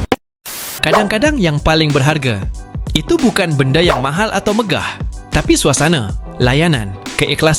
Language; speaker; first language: Malay; native; Malay